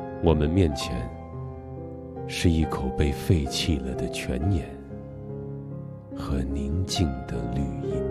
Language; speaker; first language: Chinese; native; Chinese